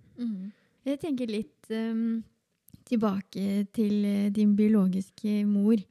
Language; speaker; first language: Norwegian; native; Norwegian